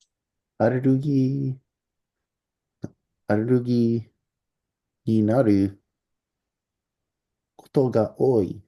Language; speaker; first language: Japanese; non-native, learner; English